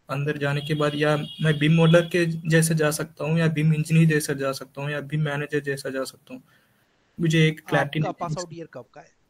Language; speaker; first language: Hindi; native; Hindi